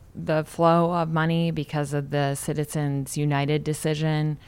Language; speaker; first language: English; native; English